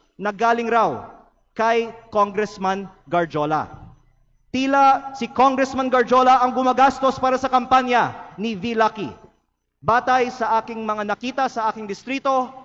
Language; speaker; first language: Filipino; native; Filipino